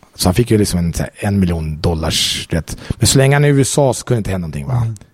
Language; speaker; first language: Swedish; native; Swedish